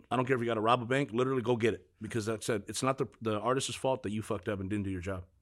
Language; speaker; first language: English; native; English